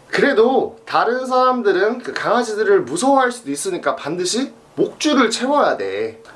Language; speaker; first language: Korean; native; Korean